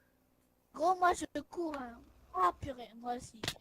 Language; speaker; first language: French; native; French